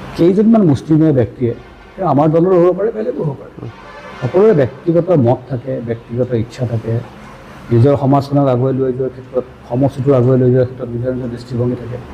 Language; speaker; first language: Assamese; native; Assamese